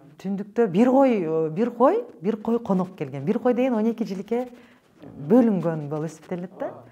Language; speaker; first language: Kyrgyz; native; Kyrgyz